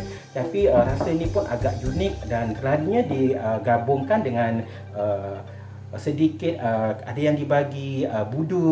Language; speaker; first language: Malay; native; Malay